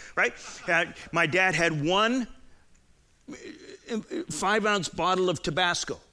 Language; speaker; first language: English; native; English